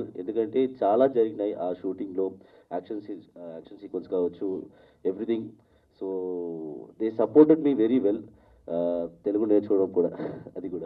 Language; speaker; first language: Telugu; non-native, learner; Tamil